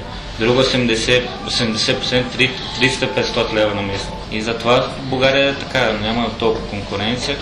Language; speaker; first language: Bulgarian; non-native, learner; Portuguese